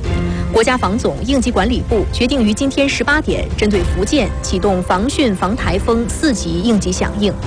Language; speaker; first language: Chinese; native; Chinese